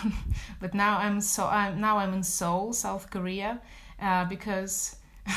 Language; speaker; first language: English; non-native, fluent; Russian